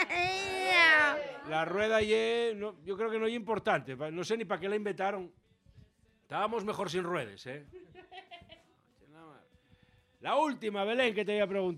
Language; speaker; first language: Spanish; native; Spanish